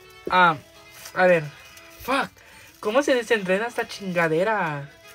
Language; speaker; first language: Spanish; early bilingual, heritage; Spanish